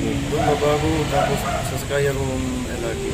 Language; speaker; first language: Filipino; non-native, learner; Punjabi